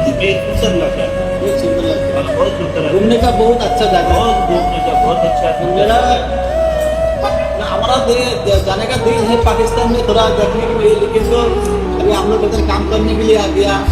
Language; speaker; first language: Hindi; non-native, learner; Bangla